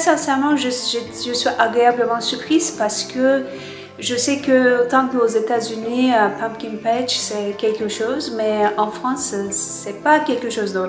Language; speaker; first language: French; non-native, fluent; Turkish